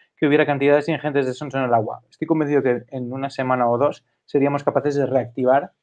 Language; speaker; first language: Spanish; non-native, local second language; Catalan